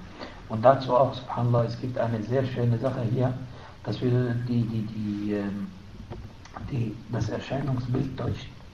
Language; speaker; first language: German; non-native, fluent; Arabic